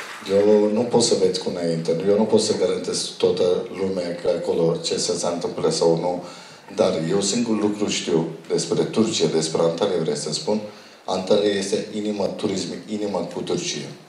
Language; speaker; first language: Romanian; non-native, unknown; Turkish